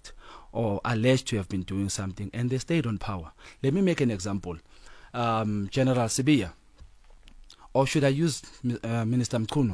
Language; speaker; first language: English; non-native, local second language; Zulu